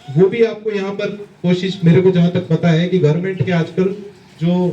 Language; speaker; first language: Hindi; native; Hindi